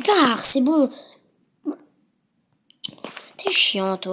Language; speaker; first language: French; native; French